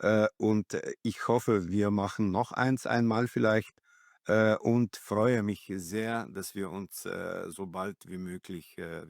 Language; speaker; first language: German; non-native, fluent; Slovenian